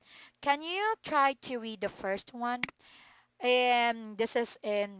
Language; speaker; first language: English; non-native, fluent; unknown